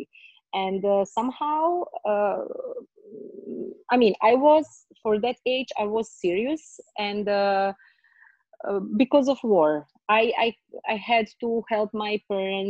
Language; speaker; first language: English; non-native, learner; Croatian